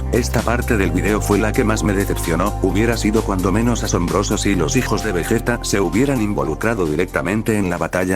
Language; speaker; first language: Spanish; native; Spanish